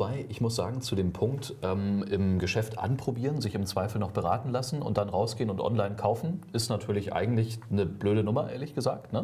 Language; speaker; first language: German; native; German